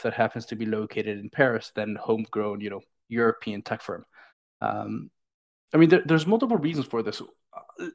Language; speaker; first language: English; native; English